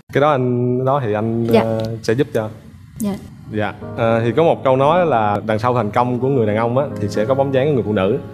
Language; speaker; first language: Vietnamese; native; Vietnamese